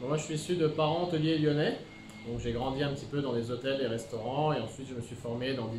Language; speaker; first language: French; native; French